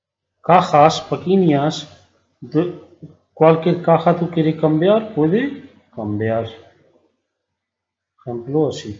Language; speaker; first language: Spanish; non-native, learner; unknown